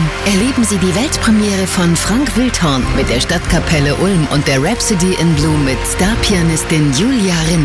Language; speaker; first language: German; native; German